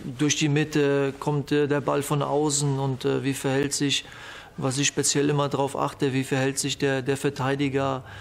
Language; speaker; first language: German; early bilingual, other home language; Polish